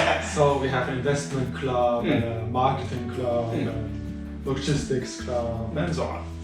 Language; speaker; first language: English; non-native, fluent; German